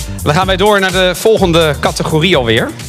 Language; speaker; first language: Dutch; native; Dutch